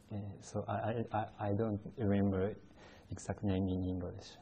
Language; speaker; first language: English; non-native, fluent; Japanese